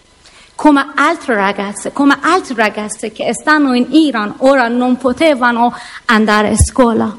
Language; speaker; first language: Italian; non-native, learner; Persian